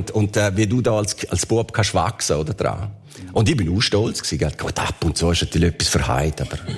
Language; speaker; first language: German; early bilingual, other home language; Italian